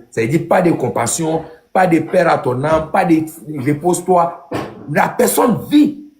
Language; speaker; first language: French; non-native, local second language; Dyula